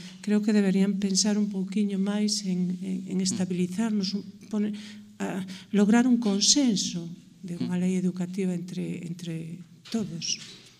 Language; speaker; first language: Galician; non-native, local second language; Spanish